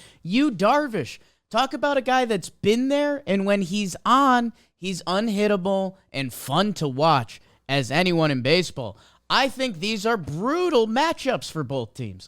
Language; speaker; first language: English; native; English